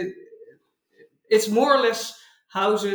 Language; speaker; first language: English; non-native, fluent; Dutch